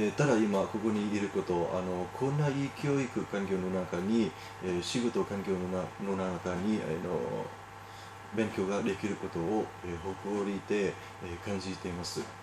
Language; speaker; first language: Japanese; non-native, learner; Vietnamese